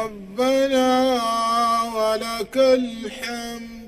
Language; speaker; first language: Arabic; native; Arabic